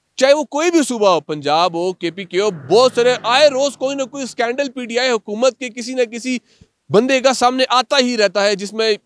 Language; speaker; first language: Urdu; non-native, local second language; Punjabi